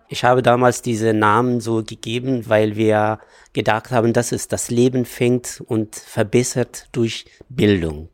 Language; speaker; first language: German; non-native, fluent; Amharic